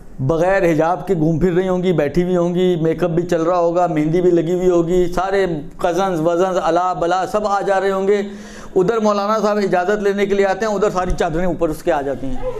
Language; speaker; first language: Urdu; native; Urdu